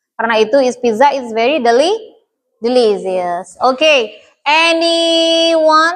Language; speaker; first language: English; non-native, learner; Indonesian